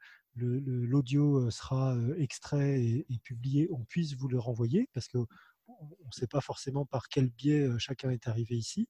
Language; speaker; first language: French; native; French